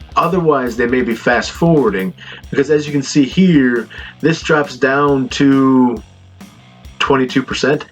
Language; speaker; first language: English; native; English